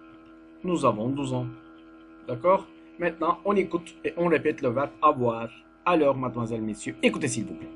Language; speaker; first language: French; non-native, fluent; Turkish